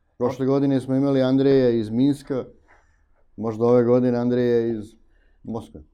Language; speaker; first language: Serbian; native; Serbian